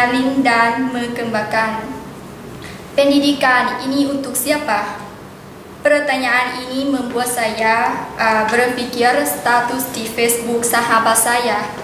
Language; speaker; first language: Indonesian; non-native, learner; Lao